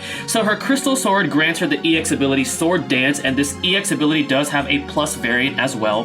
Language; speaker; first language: English; native; English